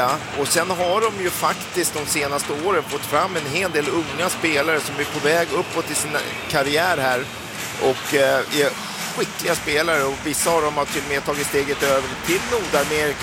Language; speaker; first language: Swedish; native; Swedish